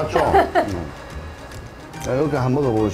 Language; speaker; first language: Korean; native; Korean